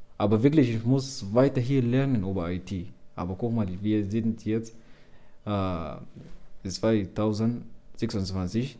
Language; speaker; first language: German; non-native, learner; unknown